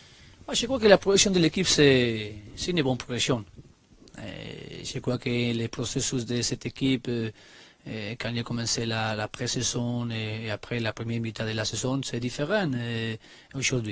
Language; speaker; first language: French; non-native, learner; Spanish